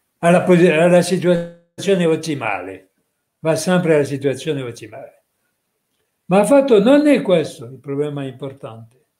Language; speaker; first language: Italian; non-native, fluent; French